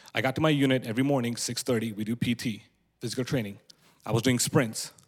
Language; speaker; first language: English; non-native, local second language; Punjabi